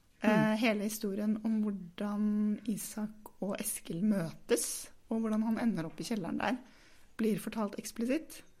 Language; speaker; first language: Norwegian; native; Norwegian